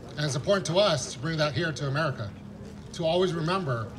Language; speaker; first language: English; early bilingual, other home language; Vietnamese